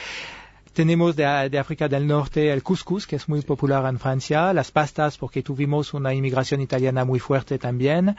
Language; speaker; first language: Spanish; non-native, fluent; French